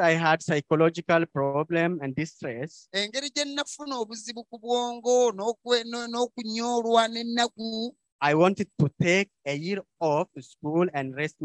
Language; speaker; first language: English; non-native, fluent; Oromo